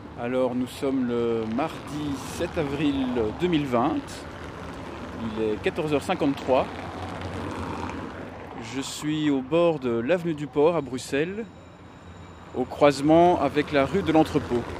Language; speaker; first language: French; native; French